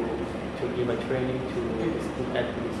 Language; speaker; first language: English; non-native, learner; Thai